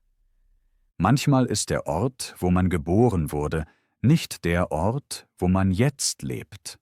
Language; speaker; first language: German; native; German